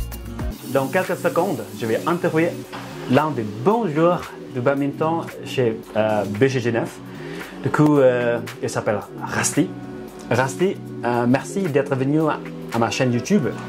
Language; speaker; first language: French; non-native, fluent; Indonesian